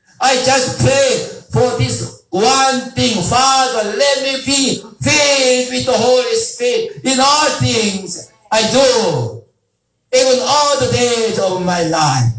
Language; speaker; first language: English; non-native, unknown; Korean